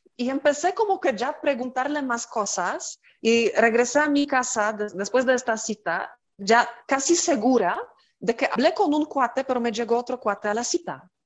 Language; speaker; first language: Spanish; non-native, fluent; Polish